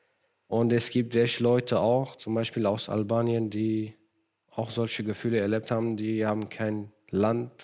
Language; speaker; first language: German; non-native, fluent; Kurdish